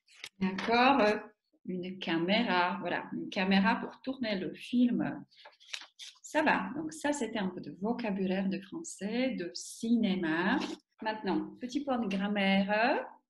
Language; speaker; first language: French; non-native, fluent; Slovak